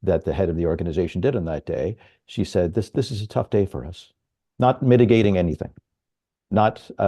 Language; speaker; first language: English; native; English